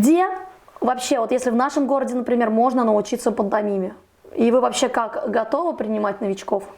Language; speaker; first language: Russian; native; Russian